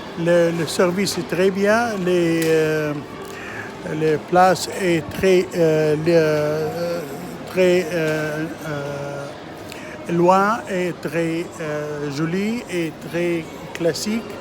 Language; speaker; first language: French; non-native, learner; Arabic